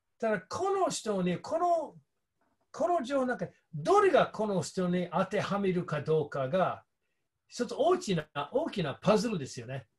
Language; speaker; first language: Japanese; non-native, fluent; English